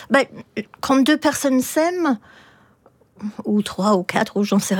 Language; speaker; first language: French; non-native, fluent; English